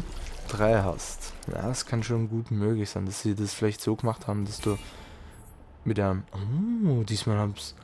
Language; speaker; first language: German; native; German